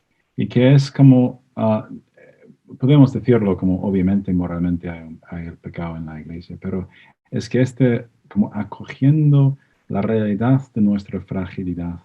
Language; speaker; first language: Spanish; non-native, fluent; English